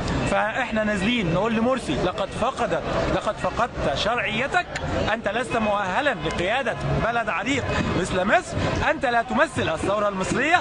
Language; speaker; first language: Arabic; native; Arabic